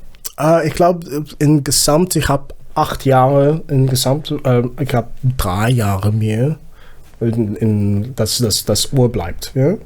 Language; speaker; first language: German; non-native, learner; Zulu